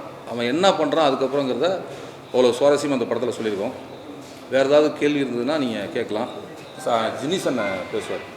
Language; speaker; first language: Tamil; native; Tamil